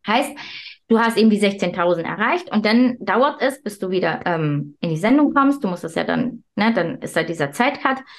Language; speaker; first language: German; early bilingual, other home language; Turkish